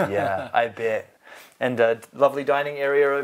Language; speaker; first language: English; native; English